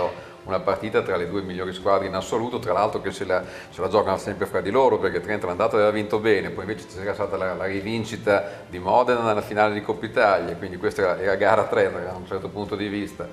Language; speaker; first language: Italian; native; Italian